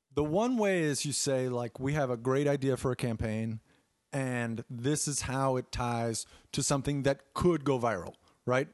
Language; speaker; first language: English; native; English